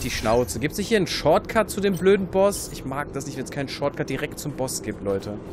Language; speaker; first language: German; native; German